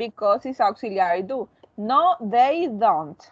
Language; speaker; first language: English; non-native, learner; Spanish